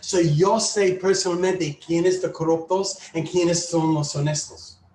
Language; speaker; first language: Spanish; non-native, learner; English